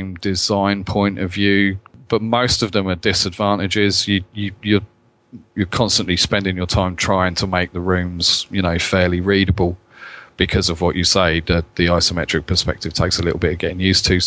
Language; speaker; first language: English; native; English